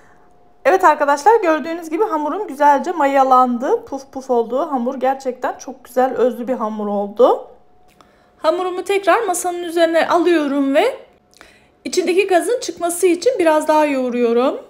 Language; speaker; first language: Turkish; native; Turkish